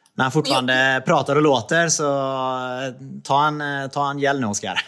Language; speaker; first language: Swedish; native; Swedish